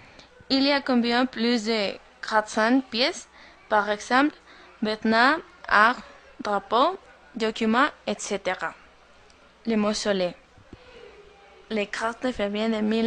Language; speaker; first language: French; non-native, learner; Spanish